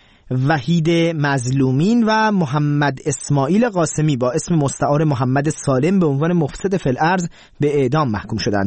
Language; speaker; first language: Persian; native; Persian